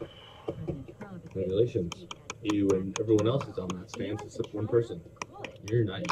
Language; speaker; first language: English; native; English